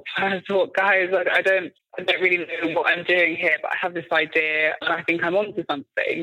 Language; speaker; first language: English; native; English